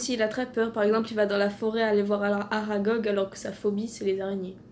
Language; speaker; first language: French; native; French